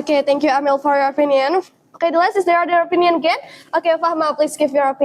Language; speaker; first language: English; non-native, learner; Indonesian